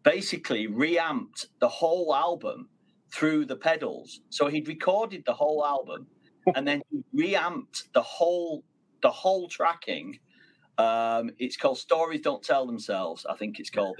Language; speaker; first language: English; native; English